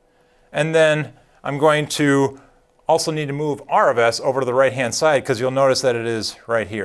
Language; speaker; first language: English; native; English